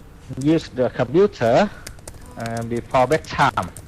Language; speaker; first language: English; non-native, learner; Vietnamese